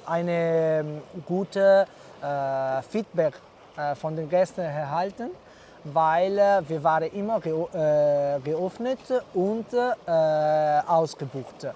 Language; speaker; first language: German; non-native, learner; Italian